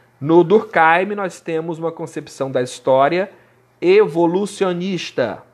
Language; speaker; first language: Portuguese; native; Portuguese